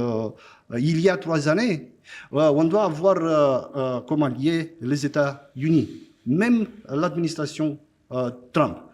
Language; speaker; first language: French; non-native, fluent; Romanian